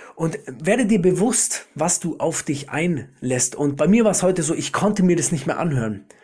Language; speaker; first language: German; native; German